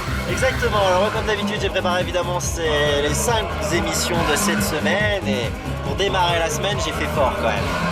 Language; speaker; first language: French; native; French